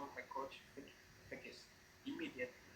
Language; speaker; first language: English; non-native, learner; Vietnamese